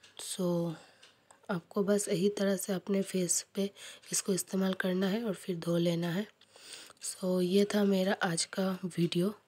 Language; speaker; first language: Hindi; non-native, local second language; Bangla